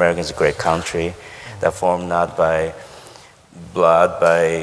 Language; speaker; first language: English; non-native, fluent; Chinese